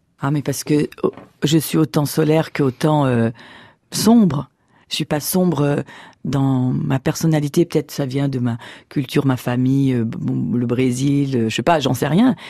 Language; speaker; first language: French; early bilingual, other home language; Portuguese